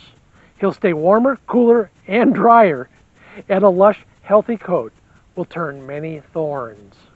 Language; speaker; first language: English; native; English